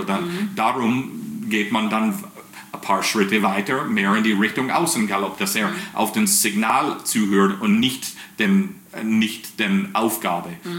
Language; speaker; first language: German; non-native, fluent; English